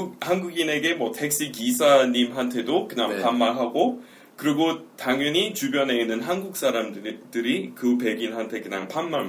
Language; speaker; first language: Korean; non-native, fluent; English